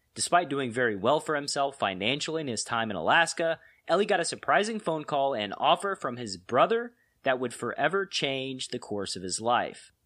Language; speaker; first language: English; native; English